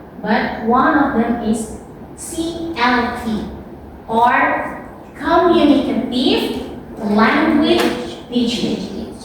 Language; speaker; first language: English; non-native, learner; Indonesian